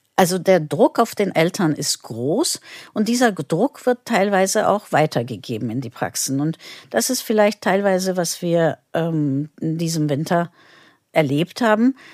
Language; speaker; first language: German; non-native, fluent; Turkish